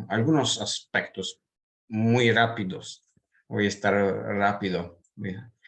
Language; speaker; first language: Spanish; non-native, fluent; Italian